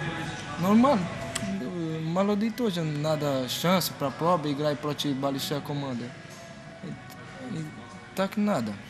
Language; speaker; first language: Russian; non-native, learner; Portuguese